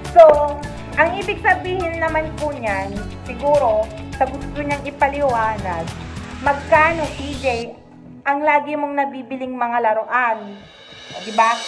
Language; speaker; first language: Filipino; native; Filipino